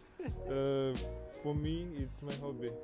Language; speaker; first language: English; non-native, learner; Ukrainian